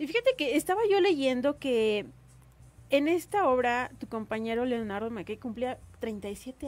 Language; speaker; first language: Spanish; native; Spanish